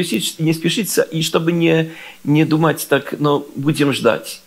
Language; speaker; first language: Russian; non-native, learner; Polish